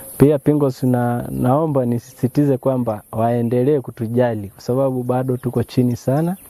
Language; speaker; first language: Swahili; non-native, local second language; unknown